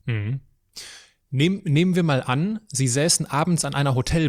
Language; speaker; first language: German; native; German